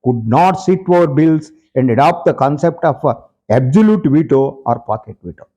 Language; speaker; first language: English; non-native, local second language; Kannada